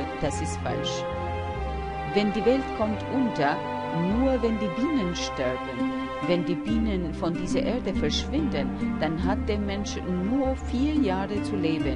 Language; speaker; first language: German; non-native, learner; Albanian